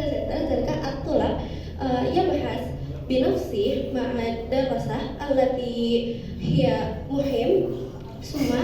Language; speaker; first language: Arabic; non-native, learner; Indonesian